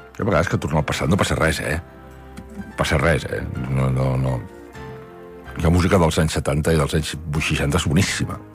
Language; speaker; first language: Catalan; native; Catalan